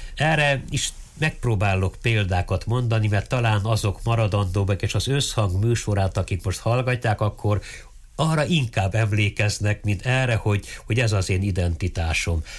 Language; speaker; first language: Hungarian; native; Hungarian